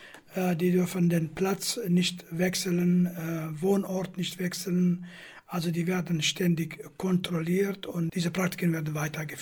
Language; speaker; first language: German; non-native, fluent; Kurdish